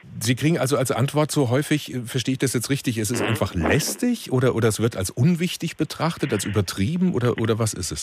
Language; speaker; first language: German; native; German